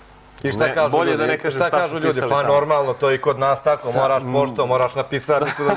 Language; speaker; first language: Croatian; native; Croatian